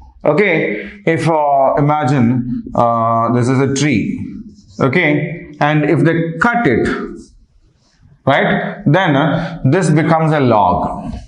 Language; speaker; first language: English; non-native, local second language; Telugu